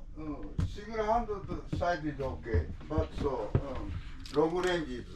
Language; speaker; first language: English; non-native, learner; Japanese